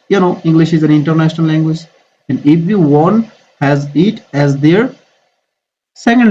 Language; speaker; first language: English; non-native, fluent; Bangla